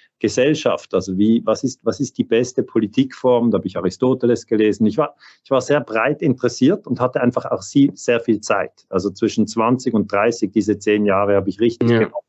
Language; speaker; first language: German; native; German